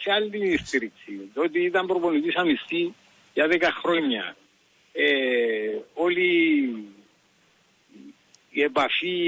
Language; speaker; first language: Greek; native; Greek